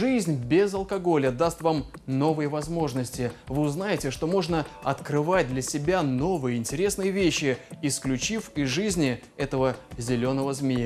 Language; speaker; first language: Russian; native; Russian